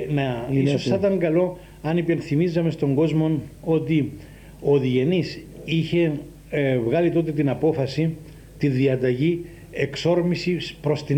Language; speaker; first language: Greek; native; Greek